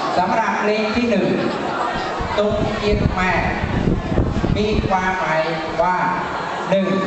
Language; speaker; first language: Thai; non-native, learner; Khmer